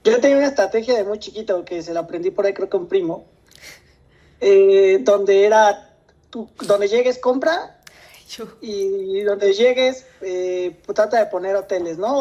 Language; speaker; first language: Spanish; native; Spanish